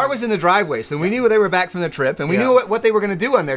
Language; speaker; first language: English; native; English